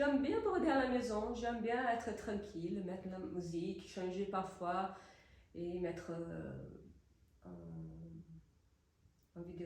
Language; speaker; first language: French; non-native, fluent; Portuguese